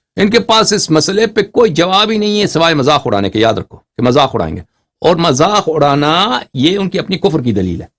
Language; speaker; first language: Urdu; non-native, fluent; Persian